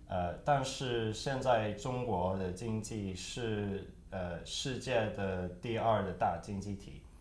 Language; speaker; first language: Chinese; early bilingual, heritage; Chinese